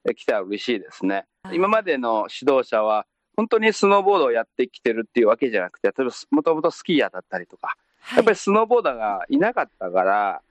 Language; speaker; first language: Japanese; non-native, fluent; Chinese